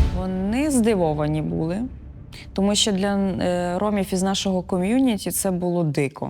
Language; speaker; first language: Ukrainian; non-native, local second language; Romany